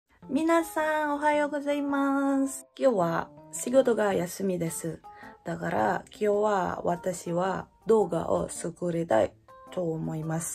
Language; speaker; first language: Japanese; non-native, learner; Indonesian